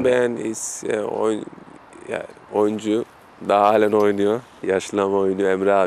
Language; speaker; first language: Turkish; early bilingual, heritage; German